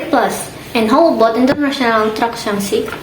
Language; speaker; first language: English; non-native, learner; Indonesian